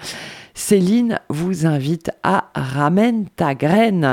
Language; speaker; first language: French; native; French